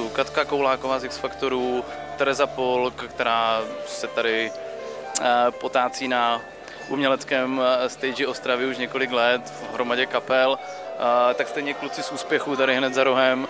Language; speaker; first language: Czech; native; Czech